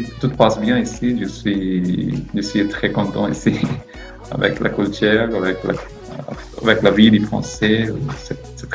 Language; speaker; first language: French; non-native, learner; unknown